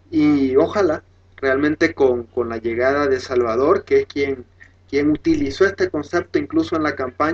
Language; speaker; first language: Spanish; native; Spanish